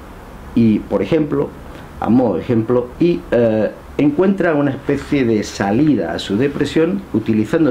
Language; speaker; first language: Spanish; native; Spanish